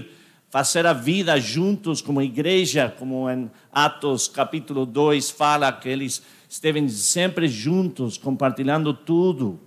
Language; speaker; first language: Portuguese; non-native, fluent; English